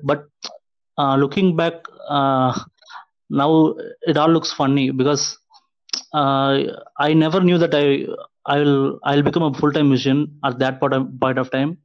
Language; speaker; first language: English; non-native, local second language; Tamil